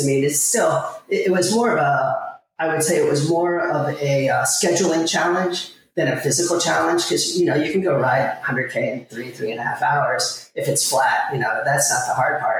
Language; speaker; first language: English; native; English